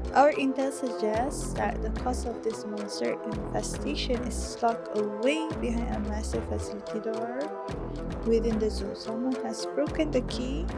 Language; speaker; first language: English; non-native, local second language; Malay